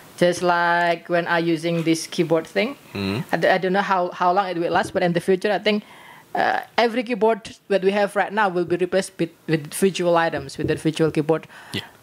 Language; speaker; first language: English; non-native, learner; Indonesian